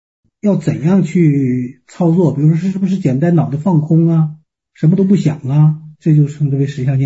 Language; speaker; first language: Chinese; native; Chinese